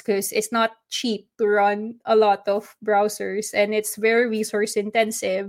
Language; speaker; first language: English; non-native, local second language; Filipino